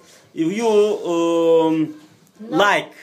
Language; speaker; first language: English; non-native, learner; Turkish